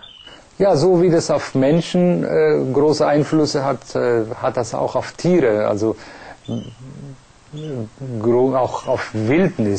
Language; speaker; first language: German; non-native, fluent; Persian